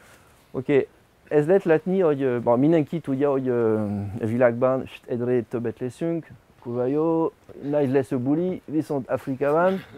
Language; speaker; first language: Hungarian; non-native, learner; French